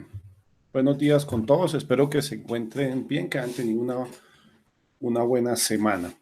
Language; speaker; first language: Spanish; native; Spanish